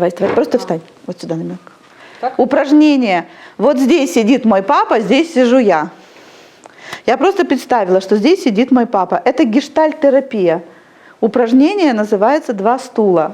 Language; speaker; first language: Russian; native; Russian